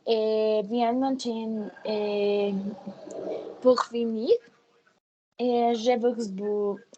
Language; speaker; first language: French; non-native, learner; Spanish